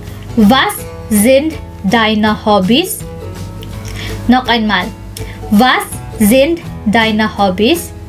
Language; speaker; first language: German; non-native, local second language; Filipino